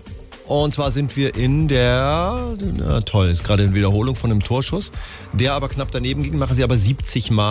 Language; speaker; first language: German; native; German